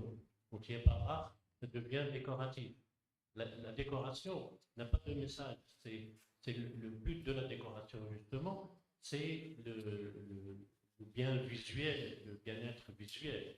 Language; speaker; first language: French; non-native, local second language; Arabic